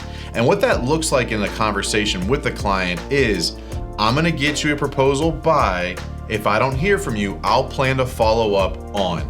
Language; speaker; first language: English; native; English